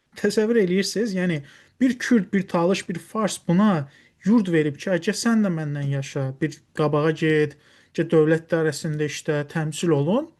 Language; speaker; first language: Azerbaijani; non-native, local second language; Talysh